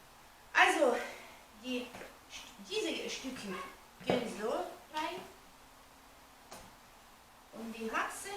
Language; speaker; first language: German; non-native, fluent; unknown